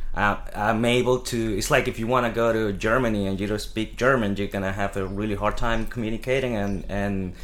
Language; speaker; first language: English; non-native, fluent; Spanish